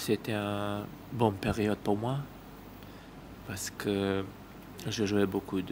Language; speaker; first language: French; non-native, learner; Serbian